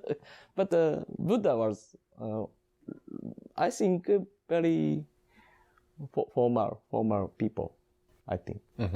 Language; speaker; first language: English; non-native, learner; Japanese